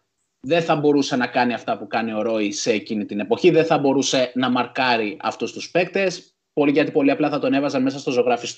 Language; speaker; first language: Greek; native; Greek